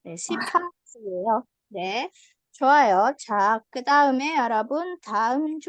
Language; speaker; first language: Korean; non-native, fluent; Indonesian